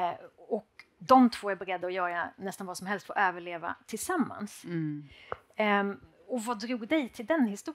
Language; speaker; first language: Swedish; native; Swedish